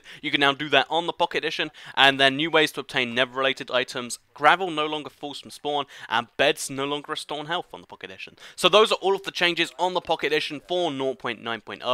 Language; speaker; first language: English; native; English